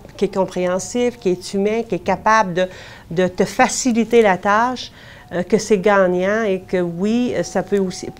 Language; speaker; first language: French; native; French